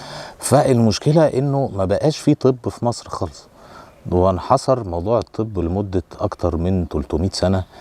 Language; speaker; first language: Arabic; native; Arabic